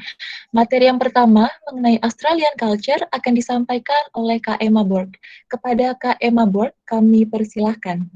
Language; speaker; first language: Indonesian; native; Indonesian